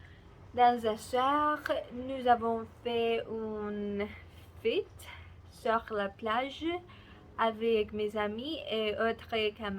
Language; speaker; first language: French; non-native, learner; Spanish